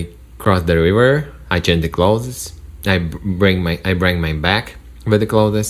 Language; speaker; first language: English; non-native, learner; Russian